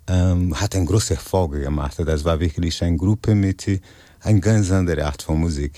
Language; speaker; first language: German; non-native, fluent; Portuguese